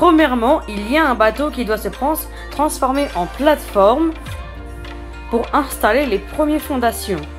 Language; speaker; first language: French; native; French